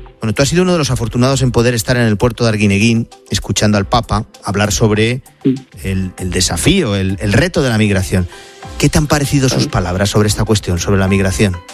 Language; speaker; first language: Spanish; native; Spanish